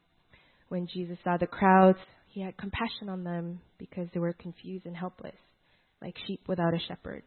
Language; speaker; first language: English; native; English